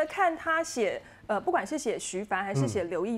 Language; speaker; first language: Chinese; native; Chinese